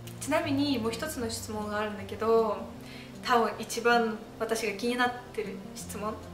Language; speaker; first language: Japanese; non-native, fluent; Russian